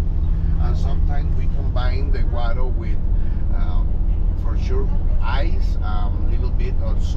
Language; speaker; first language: English; non-native, fluent; Spanish